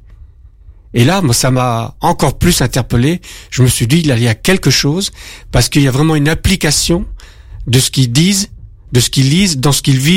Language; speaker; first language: French; native; French